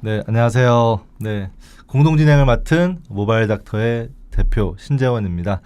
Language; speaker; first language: Korean; native; Korean